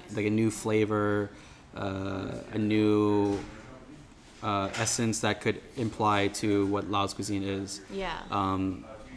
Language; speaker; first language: English; native; English